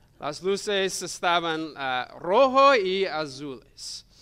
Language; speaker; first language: Spanish; non-native, learner; English